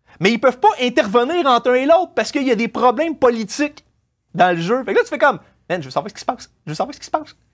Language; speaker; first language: French; native; French